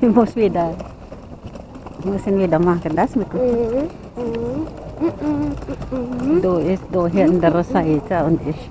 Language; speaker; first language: German; non-native, learner; Filipino